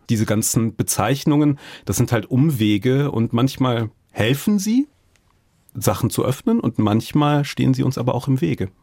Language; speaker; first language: German; early bilingual, other home language; English